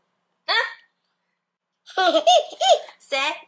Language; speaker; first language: Chinese; native; Chinese